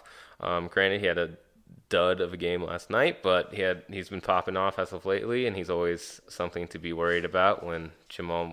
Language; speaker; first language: English; native; English